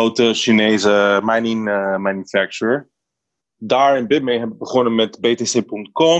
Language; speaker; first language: Dutch; non-native, learner; Spanish